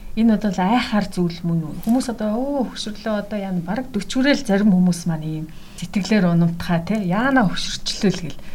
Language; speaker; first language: Mongolian; native; Mongolian